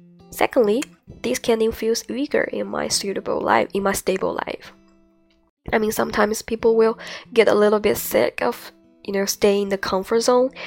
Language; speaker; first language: English; non-native, fluent; Chinese